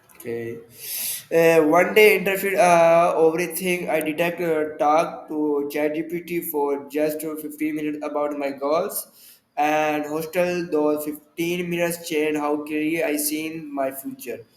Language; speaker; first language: English; non-native, learner; Urdu